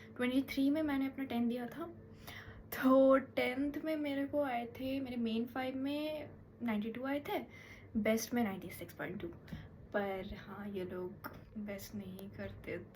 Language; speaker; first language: Hindi; non-native, local second language; Bangla